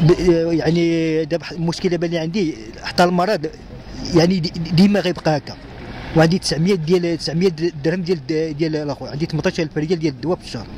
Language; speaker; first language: Arabic; native; Arabic